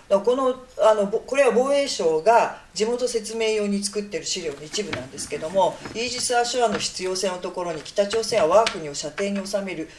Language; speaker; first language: Japanese; native; Japanese